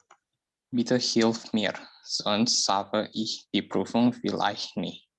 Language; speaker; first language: German; non-native, learner; Indonesian